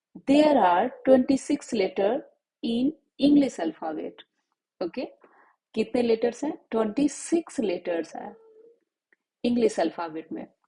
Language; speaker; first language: Hindi; native; Hindi